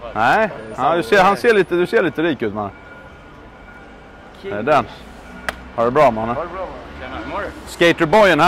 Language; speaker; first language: Swedish; native; Swedish